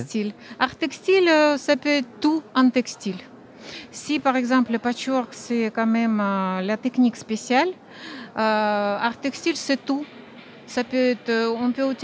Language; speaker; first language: French; non-native, fluent; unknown